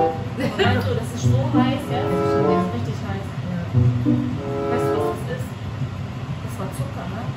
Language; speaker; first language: German; early bilingual, other home language; Persian